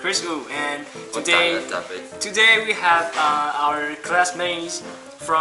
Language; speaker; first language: English; non-native, learner; Chinese